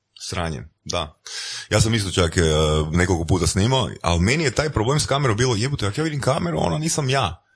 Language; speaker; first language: Croatian; native; Croatian